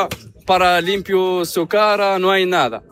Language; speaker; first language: Spanish; non-native, learner; Arabic